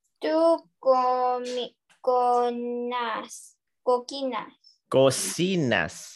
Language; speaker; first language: Spanish; non-native, learner; English